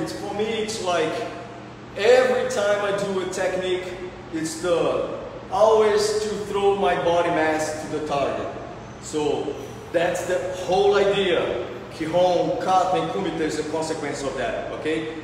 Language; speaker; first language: English; non-native, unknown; Portuguese